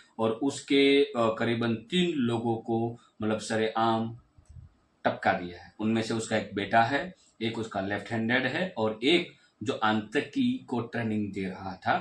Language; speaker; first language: Hindi; non-native, local second language; Gujarati